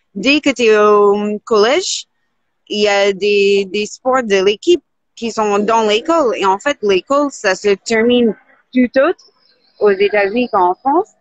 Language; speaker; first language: French; non-native, fluent; English